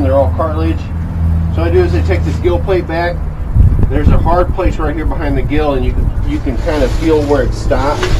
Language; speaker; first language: English; native; English